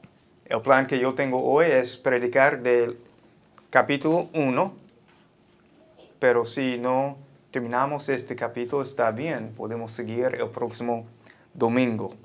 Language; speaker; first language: Spanish; non-native, fluent; English